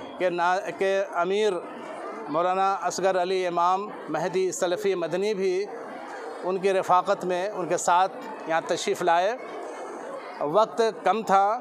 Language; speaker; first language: Urdu; native; Urdu